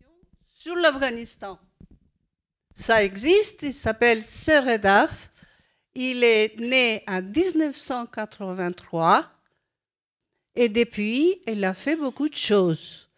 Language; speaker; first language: French; non-native, fluent; Greek